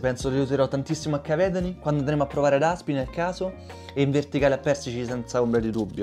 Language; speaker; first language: Italian; native; Italian